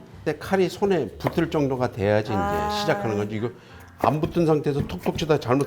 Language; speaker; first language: Korean; native; Korean